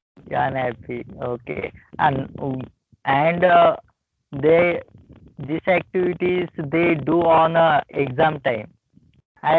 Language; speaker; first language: English; non-native, learner; Marathi